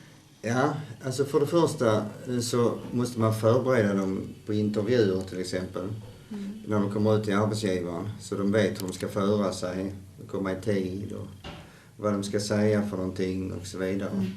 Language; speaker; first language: Swedish; native; Swedish